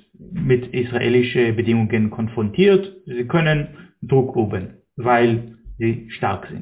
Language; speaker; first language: German; non-native, fluent; Hebrew